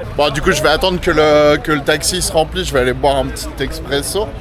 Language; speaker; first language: French; native; French